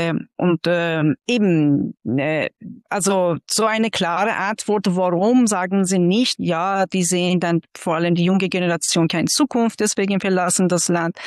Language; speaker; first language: German; non-native, fluent; Persian